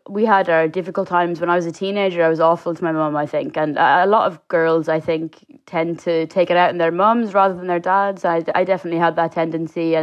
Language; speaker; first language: English; native; English